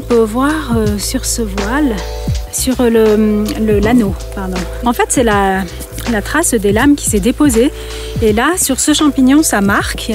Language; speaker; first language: French; native; French